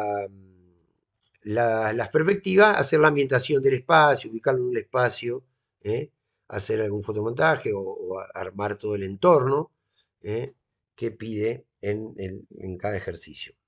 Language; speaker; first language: Spanish; native; Spanish